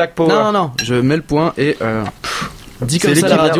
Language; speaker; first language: French; native; French